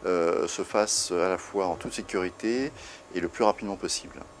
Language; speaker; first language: French; native; French